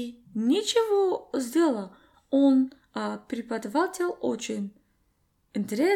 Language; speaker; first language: Russian; non-native, learner; English